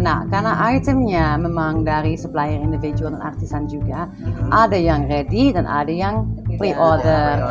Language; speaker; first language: Indonesian; non-native, fluent; Dutch